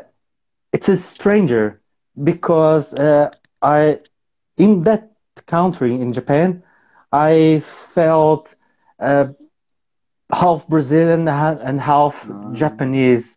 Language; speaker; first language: English; non-native, learner; Portuguese